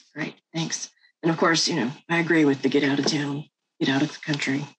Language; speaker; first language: English; native; English